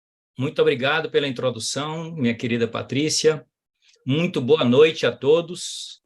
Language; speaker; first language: Portuguese; native; Portuguese